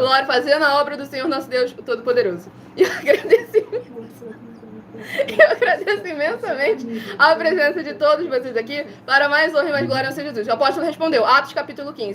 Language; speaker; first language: Portuguese; native; Portuguese